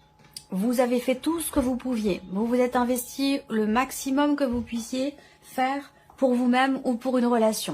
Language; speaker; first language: French; native; French